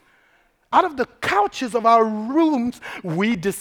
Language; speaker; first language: English; non-native, fluent; Sango